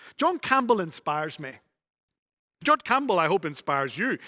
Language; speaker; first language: English; native; English